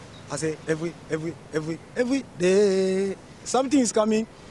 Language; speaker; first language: English; non-native, fluent; Lingala